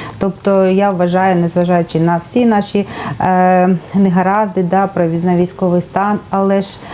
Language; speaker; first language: Ukrainian; native; Ukrainian